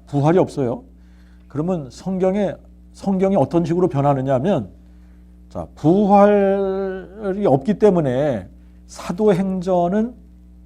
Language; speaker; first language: Korean; native; Korean